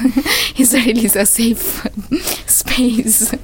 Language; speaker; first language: English; non-native, fluent; Romanian